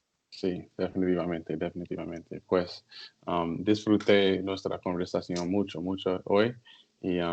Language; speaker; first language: Spanish; non-native, learner; English